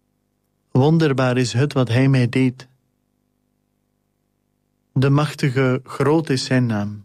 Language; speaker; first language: Dutch; native; Dutch